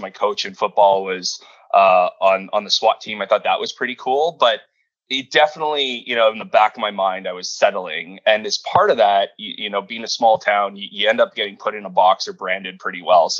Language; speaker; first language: English; native; English